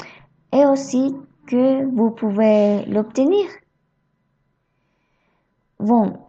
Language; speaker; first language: French; non-native, learner; Spanish